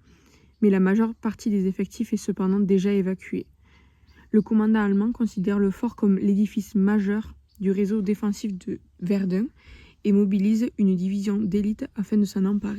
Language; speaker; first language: French; native; French